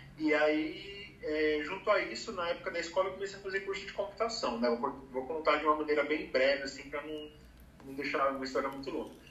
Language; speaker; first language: Portuguese; native; Portuguese